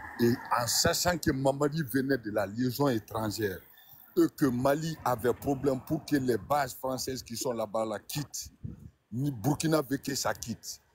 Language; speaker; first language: French; non-native, local second language; Mandingo